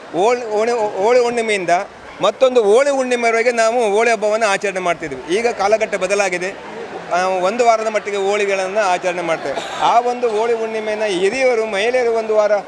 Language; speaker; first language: Kannada; non-native, local second language; Konkani